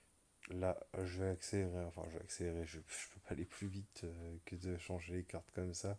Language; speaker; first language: French; native; French